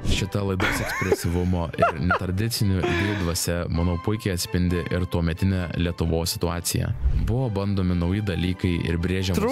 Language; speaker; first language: Lithuanian; native; Lithuanian